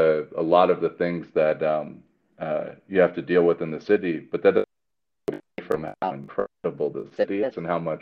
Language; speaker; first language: English; native; English